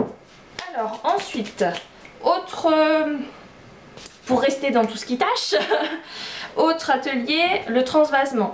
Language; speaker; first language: French; native; French